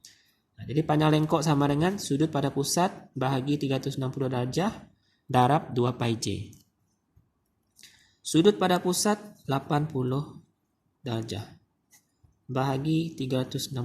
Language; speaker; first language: Malay; native; Malay